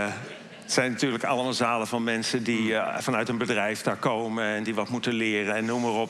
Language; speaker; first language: Dutch; native; Dutch